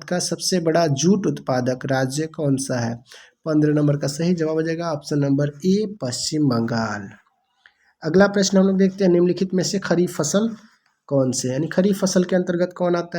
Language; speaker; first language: Hindi; non-native, local second language; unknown